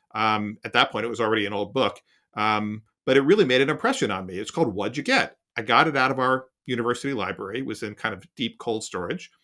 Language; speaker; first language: English; native; English